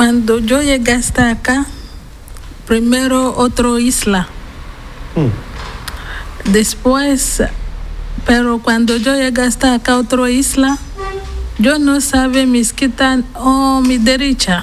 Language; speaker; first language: Spanish; non-native, learner; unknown